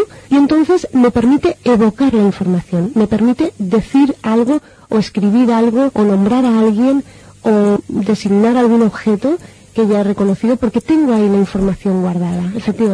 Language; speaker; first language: Spanish; native; Spanish